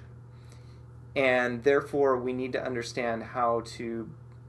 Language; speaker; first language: English; native; English